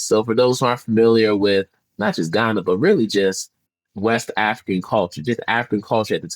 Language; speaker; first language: English; early bilingual, other home language; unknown